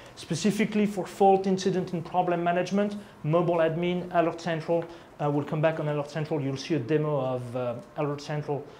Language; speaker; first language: English; non-native, fluent; French